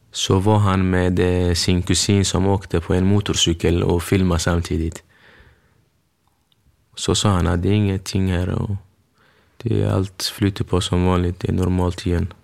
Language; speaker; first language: Swedish; early bilingual, other home language; Kurdish